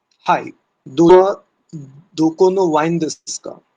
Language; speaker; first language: Japanese; non-native, learner; Bangla